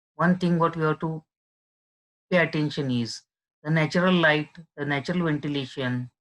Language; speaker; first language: English; non-native, local second language; Marathi